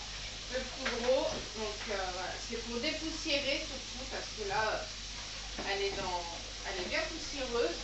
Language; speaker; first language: French; native; French